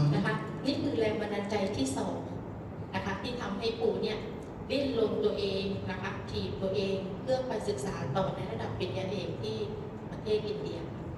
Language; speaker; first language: Thai; non-native, local second language; Northeastern Thai